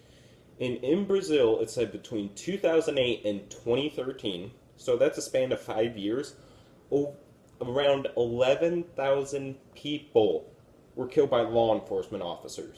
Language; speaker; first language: English; native; English